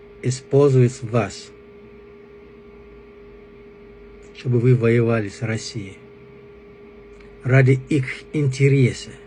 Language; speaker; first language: Russian; non-native, fluent; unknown